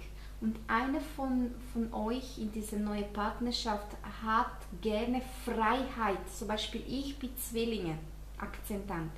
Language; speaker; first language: German; non-native, fluent; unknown